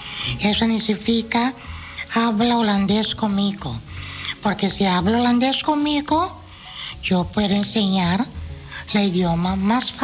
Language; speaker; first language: Spanish; non-native, fluent; Dutch